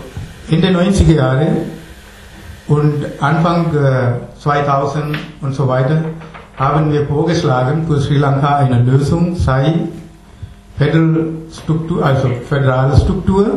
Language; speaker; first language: German; non-native, learner; Sinhala